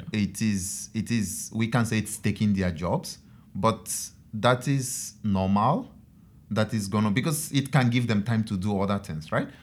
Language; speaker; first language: English; non-native, local second language; Igbo